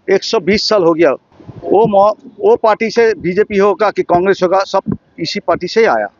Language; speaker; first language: Hindi; non-native, local second language; Bangla